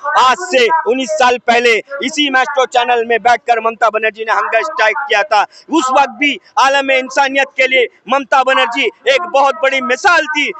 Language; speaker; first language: Hindi; native; Hindi